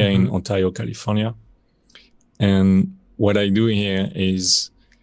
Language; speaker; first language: English; non-native, fluent; French